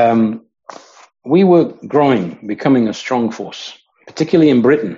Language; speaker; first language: English; native; English